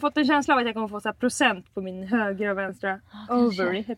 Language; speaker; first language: Swedish; native; Swedish